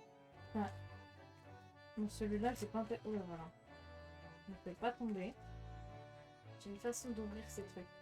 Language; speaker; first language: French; native; French